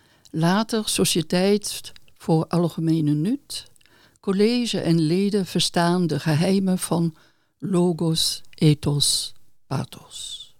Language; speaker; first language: Dutch; non-native, fluent; French